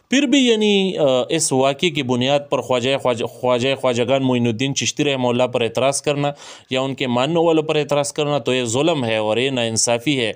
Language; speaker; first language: Urdu; native; Urdu